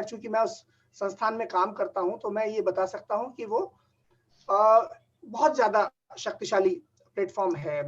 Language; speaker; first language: Hindi; native; Hindi